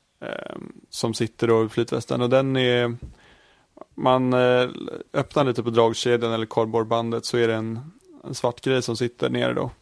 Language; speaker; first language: Swedish; native; Swedish